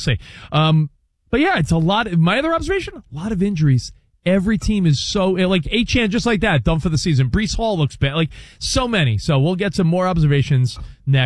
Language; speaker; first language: English; native; English